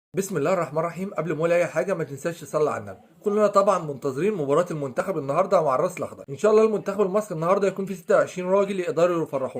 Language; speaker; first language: Arabic; native; Arabic